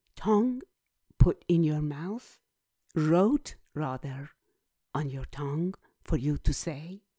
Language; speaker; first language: English; non-native, fluent; Persian